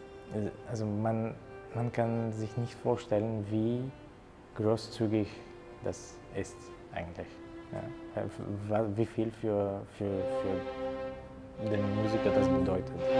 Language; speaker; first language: German; non-native, fluent; Bulgarian